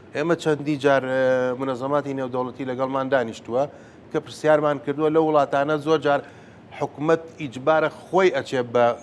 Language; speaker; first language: Central Kurdish; native; Central Kurdish